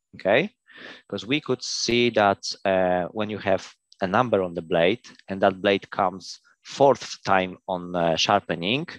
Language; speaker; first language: English; non-native, fluent; Polish